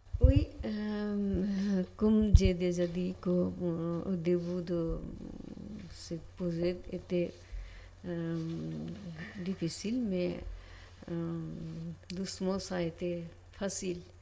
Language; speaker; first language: French; non-native, learner; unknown